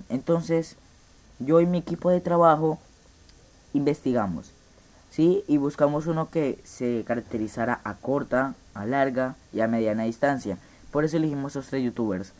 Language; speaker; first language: Spanish; native; Spanish